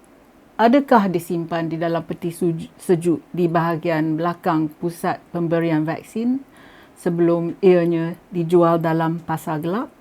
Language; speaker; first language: Malay; native; Malay